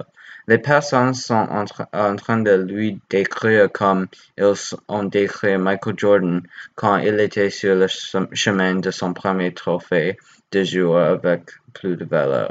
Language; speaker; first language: French; non-native, learner; English